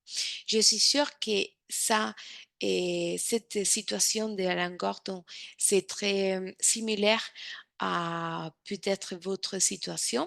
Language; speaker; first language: French; non-native, fluent; Spanish